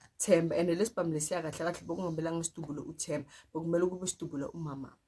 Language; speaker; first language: Zulu; non-native, local second language; Tsonga